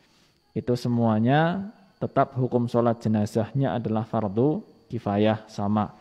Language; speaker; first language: Indonesian; non-native, local second language; Javanese